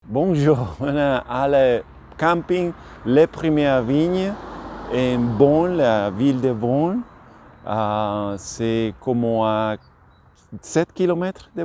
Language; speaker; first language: French; non-native, learner; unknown